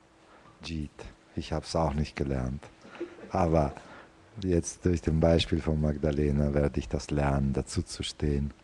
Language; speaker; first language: German; non-native, fluent; Italian